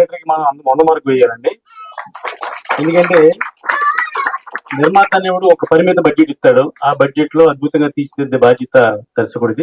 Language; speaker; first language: Telugu; native; Telugu